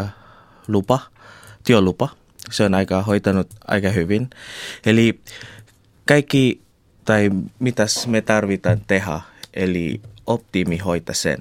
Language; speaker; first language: Finnish; non-native, learner; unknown